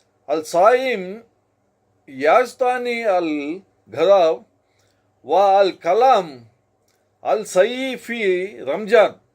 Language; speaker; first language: Arabic; non-native, learner; Telugu